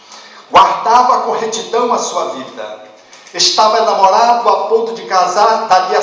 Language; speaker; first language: Portuguese; native; Portuguese